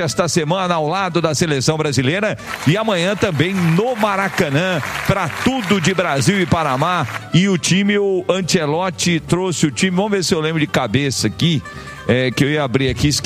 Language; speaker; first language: Portuguese; native; Portuguese